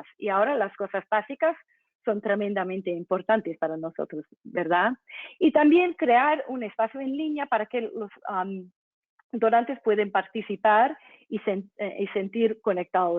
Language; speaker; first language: Spanish; non-native, fluent; English